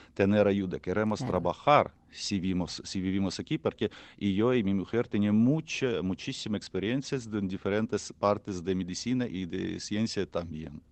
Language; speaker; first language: Spanish; non-native, learner; Ukrainian